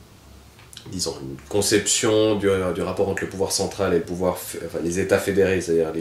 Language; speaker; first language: French; native; French